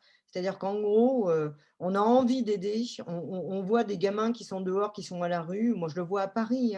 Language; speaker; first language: French; native; French